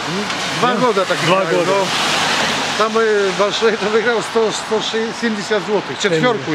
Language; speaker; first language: Russian; non-native, learner; Polish